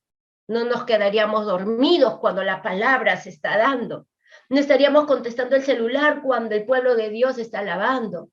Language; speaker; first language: Spanish; native; Spanish